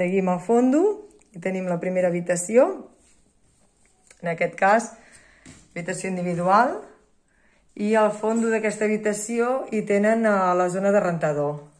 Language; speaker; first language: Catalan; native; Catalan